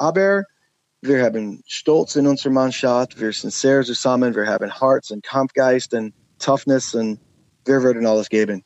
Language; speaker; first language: German; non-native, learner; English